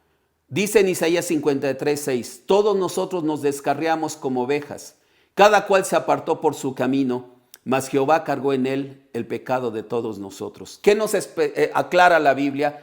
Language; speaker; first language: Spanish; native; Spanish